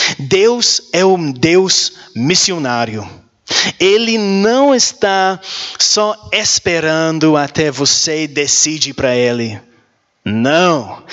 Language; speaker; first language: Portuguese; non-native, learner; English